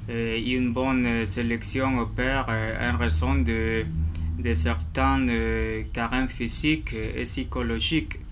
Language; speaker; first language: French; non-native, learner; Spanish